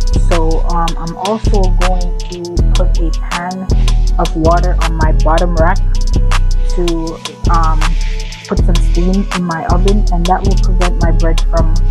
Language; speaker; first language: English; native; English